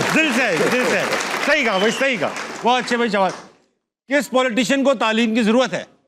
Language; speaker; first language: Urdu; native; Urdu